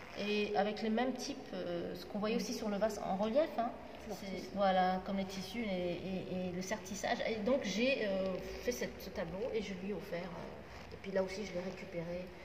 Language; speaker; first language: French; non-native, local second language; Arabic